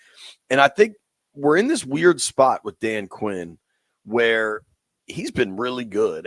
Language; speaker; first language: English; native; English